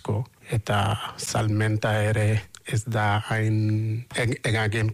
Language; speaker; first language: Basque; non-native, fluent; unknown